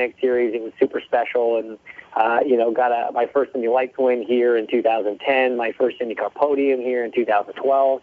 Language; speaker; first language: English; native; English